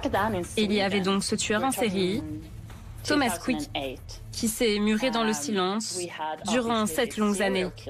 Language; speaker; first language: French; native; French